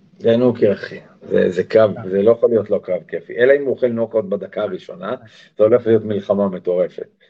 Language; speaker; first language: Hebrew; early bilingual, other home language; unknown